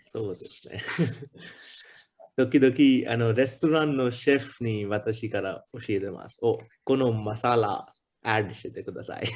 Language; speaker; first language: Japanese; non-native, learner; Hindi